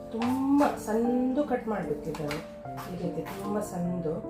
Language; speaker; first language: Kannada; non-native, local second language; Konkani